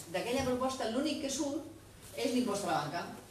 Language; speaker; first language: Catalan; non-native, local second language; Spanish